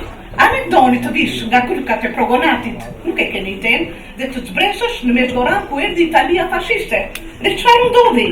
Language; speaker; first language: Albanian; native; Albanian